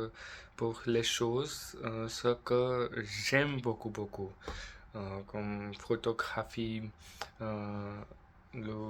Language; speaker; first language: French; non-native, learner; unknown